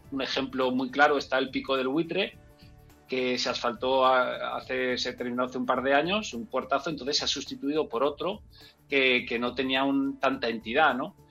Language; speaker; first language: Spanish; native; Spanish